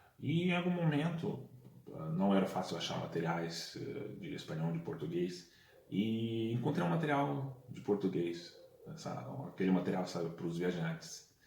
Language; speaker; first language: Portuguese; non-native, fluent; Russian